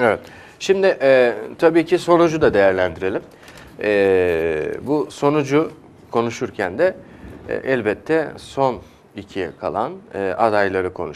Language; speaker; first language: Turkish; native; Turkish